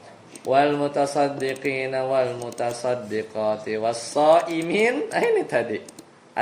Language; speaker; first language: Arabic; non-native, fluent; Indonesian